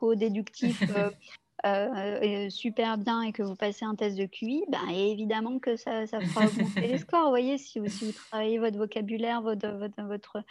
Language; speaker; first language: French; native; French